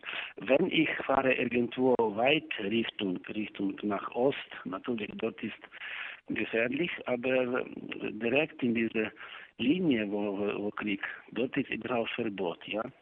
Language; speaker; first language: German; non-native, learner; Ukrainian